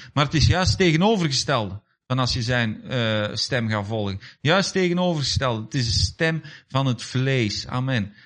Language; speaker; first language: Dutch; native; Dutch